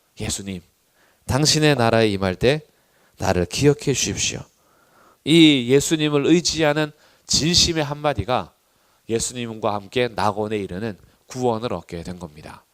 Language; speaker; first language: Korean; native; Korean